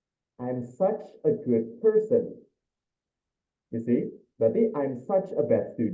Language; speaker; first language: English; non-native, fluent; Indonesian